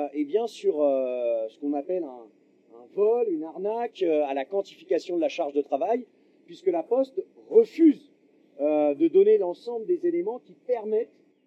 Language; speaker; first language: French; native; French